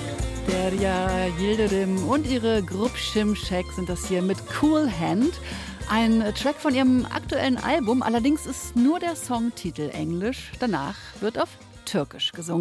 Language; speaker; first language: German; native; German